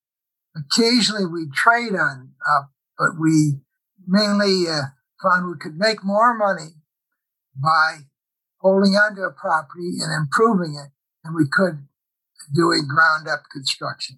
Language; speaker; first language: English; native; English